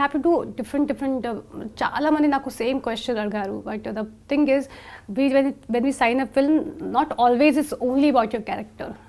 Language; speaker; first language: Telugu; non-native, local second language; Hindi